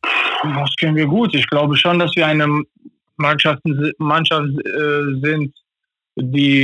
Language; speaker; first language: German; non-native, fluent; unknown